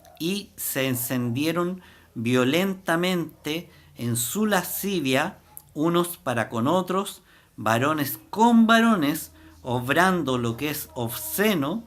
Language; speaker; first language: Spanish; native; Spanish